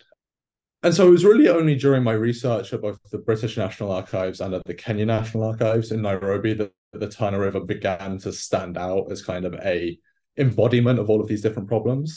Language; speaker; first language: English; native; English